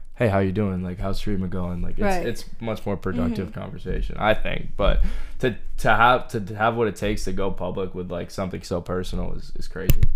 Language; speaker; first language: English; native; English